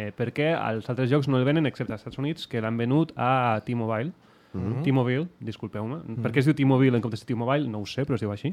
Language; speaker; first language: Catalan; non-native, local second language; Spanish